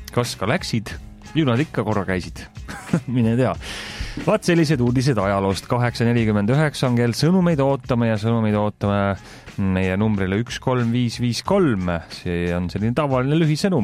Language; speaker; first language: Estonian; native; Estonian